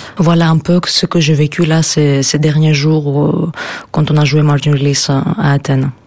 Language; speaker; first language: French; non-native, fluent; Greek